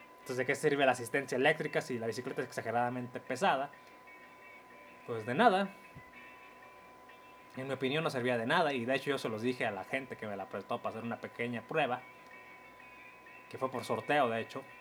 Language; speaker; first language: Spanish; native; Spanish